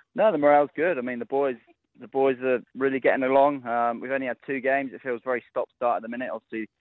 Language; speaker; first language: English; native; English